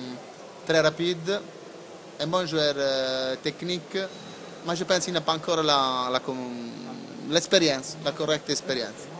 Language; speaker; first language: French; non-native, learner; Italian